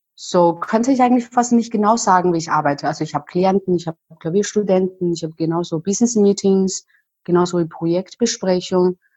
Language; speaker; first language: German; non-native, fluent; Chinese